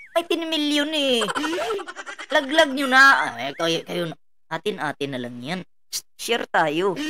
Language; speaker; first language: Filipino; non-native, local second language; Cebuano